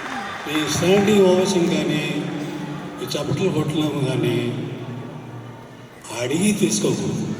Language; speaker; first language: Telugu; non-native, fluent; Tamil